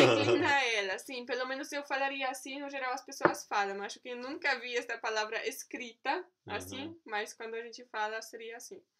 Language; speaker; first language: Portuguese; non-native, fluent; Polish